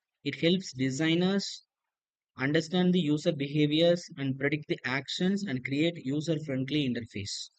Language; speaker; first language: English; non-native, local second language; Tamil